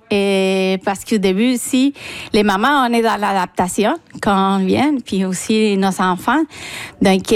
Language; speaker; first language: French; non-native, fluent; Spanish